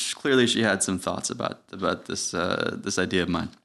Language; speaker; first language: English; native; English